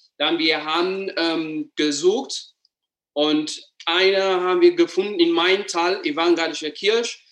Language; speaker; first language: German; non-native, learner; Amharic